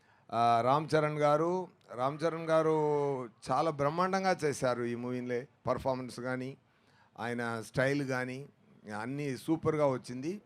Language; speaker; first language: Telugu; non-native, learner; Tamil